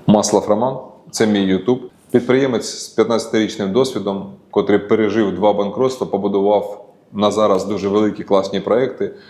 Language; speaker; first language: Ukrainian; non-native, local second language; Russian